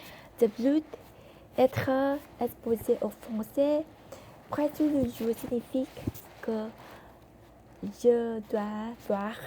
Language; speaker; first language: French; non-native, learner; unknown